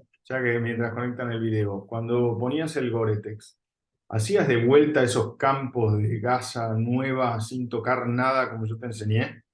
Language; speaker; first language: Spanish; native; Spanish